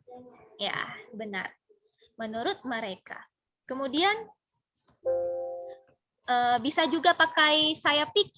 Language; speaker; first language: Indonesian; non-native, fluent; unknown